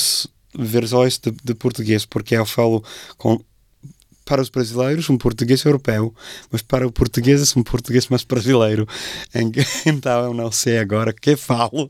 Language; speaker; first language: Portuguese; non-native, fluent; English